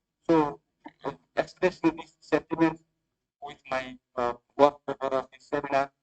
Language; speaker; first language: English; non-native, fluent; Nepali